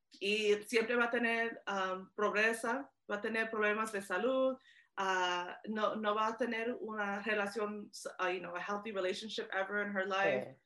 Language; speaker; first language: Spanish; early bilingual, heritage; Spanish